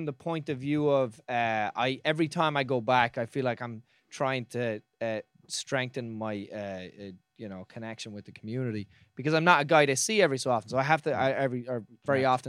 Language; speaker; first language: English; native; English